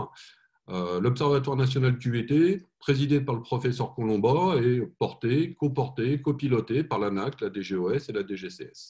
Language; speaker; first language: French; native; French